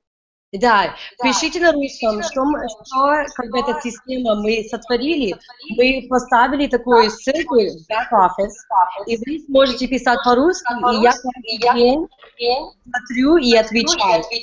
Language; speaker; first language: Russian; early bilingual, heritage; Russian